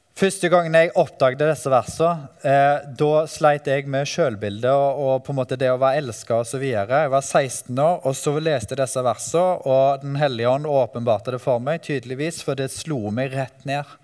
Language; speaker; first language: Norwegian; native; Norwegian